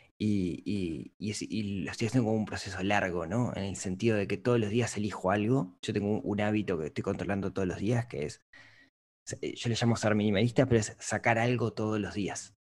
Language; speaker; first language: Spanish; native; Spanish